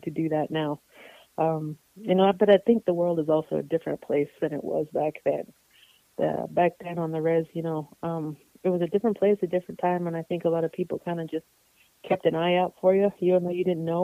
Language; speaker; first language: English; native; English